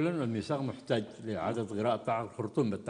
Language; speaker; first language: Arabic; native; Arabic